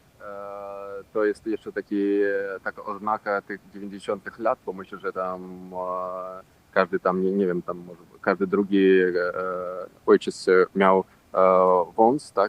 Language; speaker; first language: Polish; non-native, local second language; Russian